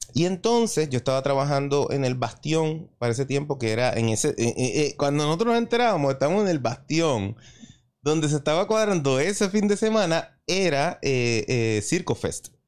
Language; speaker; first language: Spanish; native; Spanish